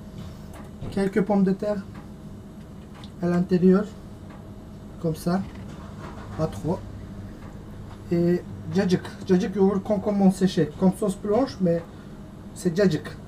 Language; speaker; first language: French; non-native, learner; Turkish